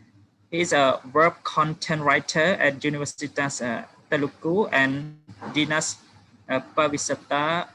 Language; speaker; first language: English; non-native, fluent; Khmer